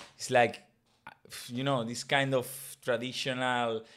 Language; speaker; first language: English; non-native, fluent; Spanish